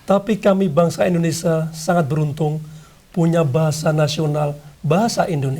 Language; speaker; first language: Indonesian; non-native, local second language; Javanese